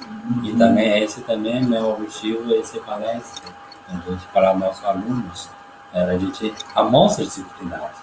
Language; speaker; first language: Portuguese; non-native, learner; Chinese